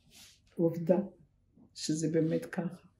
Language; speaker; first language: Hebrew; early bilingual, other home language; German